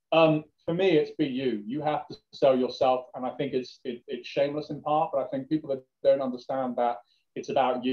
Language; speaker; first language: English; native; English